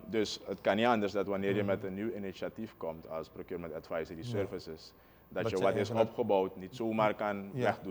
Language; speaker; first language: Dutch; native; Dutch